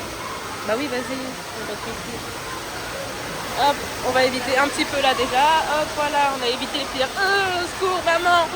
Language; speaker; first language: French; native; French